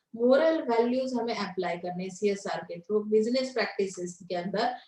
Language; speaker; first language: Hindi; non-native, local second language; Marathi